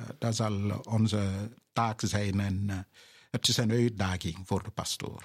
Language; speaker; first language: Dutch; non-native, fluent; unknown